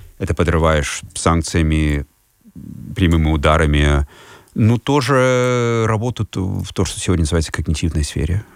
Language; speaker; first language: Russian; non-native, fluent; Lithuanian